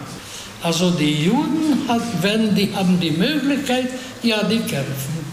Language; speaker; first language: German; non-native, fluent; Hungarian